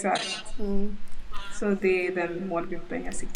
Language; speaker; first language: Swedish; early bilingual, other home language; Lingala